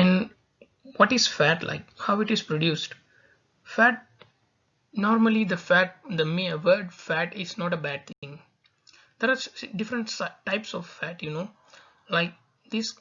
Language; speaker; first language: English; non-native, local second language; Tamil